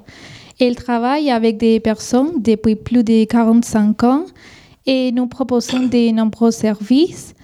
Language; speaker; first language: French; non-native, fluent; Spanish